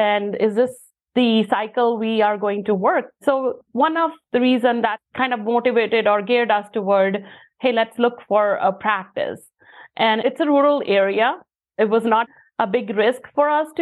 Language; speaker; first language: English; non-native, local second language; Punjabi